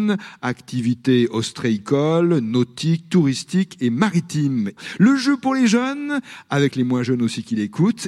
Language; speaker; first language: French; native; French